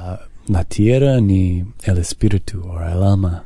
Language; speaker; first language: Spanish; non-native, learner; English